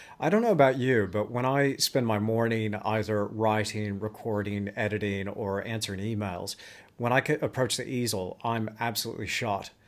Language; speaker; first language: English; native; English